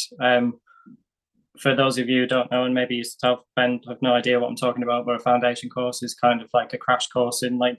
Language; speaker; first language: English; native; English